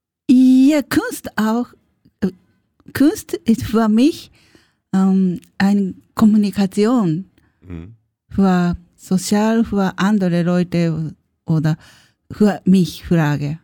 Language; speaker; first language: German; non-native, learner; Japanese